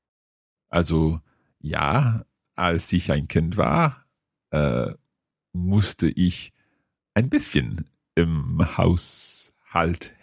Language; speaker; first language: German; non-native, fluent; English